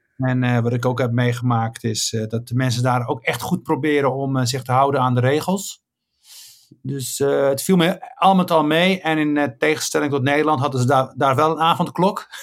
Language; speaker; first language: Dutch; early bilingual, other home language; Riffian